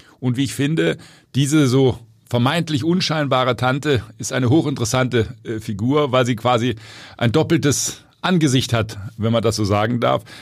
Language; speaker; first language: German; native; German